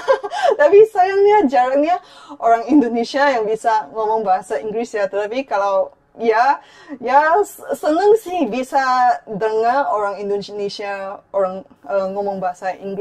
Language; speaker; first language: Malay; non-native, fluent; Chinese